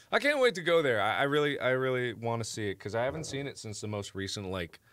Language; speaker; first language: English; native; English